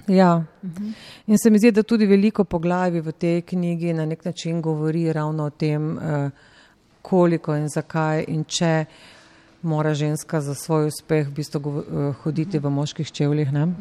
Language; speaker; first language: Slovenian; native; Slovenian